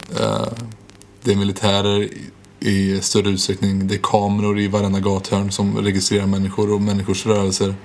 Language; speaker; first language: Swedish; native; Swedish